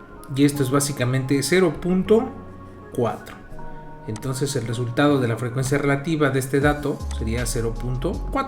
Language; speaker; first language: Spanish; native; Spanish